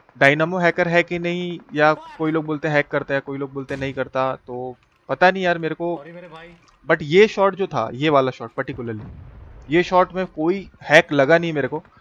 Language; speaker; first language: Hindi; native; Hindi